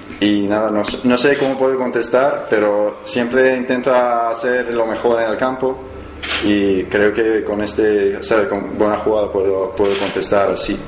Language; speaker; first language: Spanish; non-native, learner; Persian